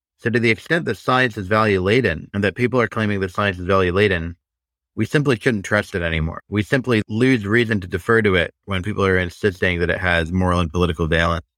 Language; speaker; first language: English; native; English